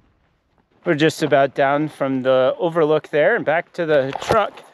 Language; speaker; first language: English; native; English